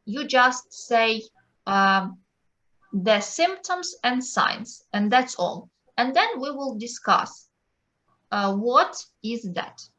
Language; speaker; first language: English; non-native, fluent; Ukrainian